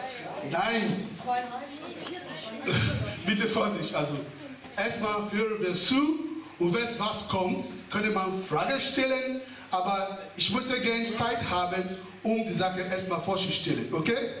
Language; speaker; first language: German; non-native, fluent; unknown